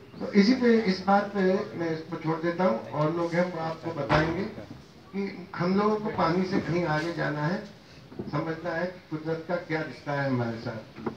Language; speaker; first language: Hindi; native; Hindi